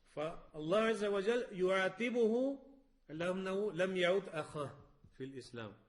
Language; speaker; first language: Arabic; non-native, fluent; Spanish